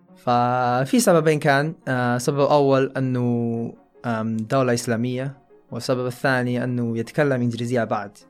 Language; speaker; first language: Arabic; non-native, fluent; Chinese